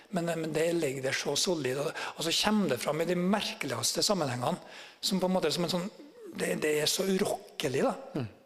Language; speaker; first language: Norwegian; native; Norwegian